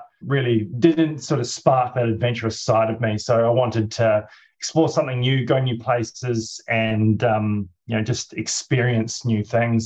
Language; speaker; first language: English; native; English